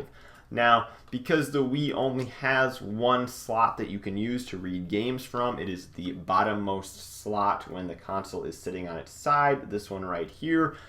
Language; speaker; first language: English; native; English